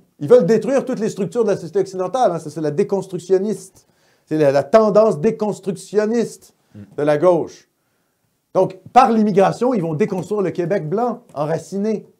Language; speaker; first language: French; native; French